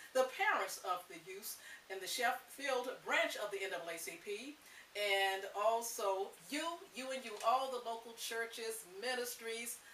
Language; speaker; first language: English; native; English